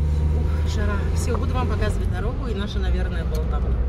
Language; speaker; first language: Russian; native; Russian